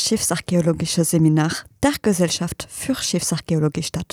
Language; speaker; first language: German; non-native, fluent; French